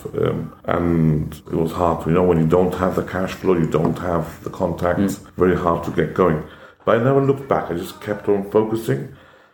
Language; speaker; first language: English; non-native, fluent; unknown